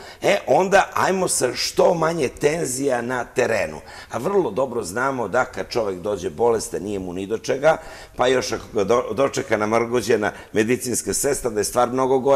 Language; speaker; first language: Serbian; native; Serbian